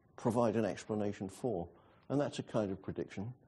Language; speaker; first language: English; native; English